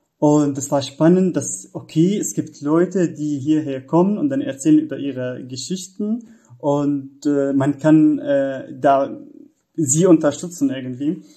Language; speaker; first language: German; non-native, fluent; Arabic